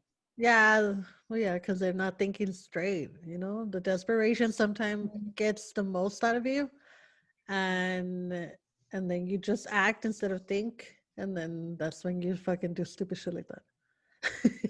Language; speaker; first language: English; early bilingual, other home language; Spanish